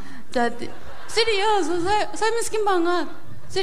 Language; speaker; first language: Indonesian; non-native, fluent; Korean